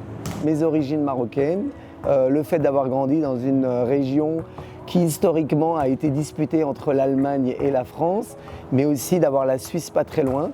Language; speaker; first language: French; early bilingual, other home language; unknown